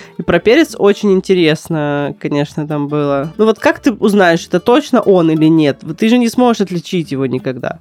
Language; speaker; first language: Russian; native; Russian